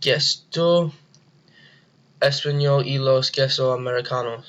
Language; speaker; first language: Spanish; non-native, learner; English